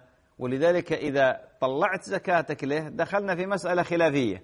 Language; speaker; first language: Arabic; native; Arabic